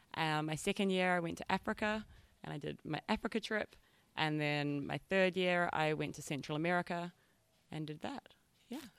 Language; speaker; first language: English; native; English